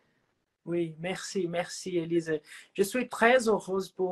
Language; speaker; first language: French; non-native, learner; Portuguese